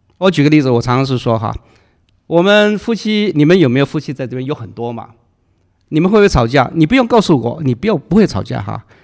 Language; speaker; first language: Chinese; non-native, local second language; Cantonese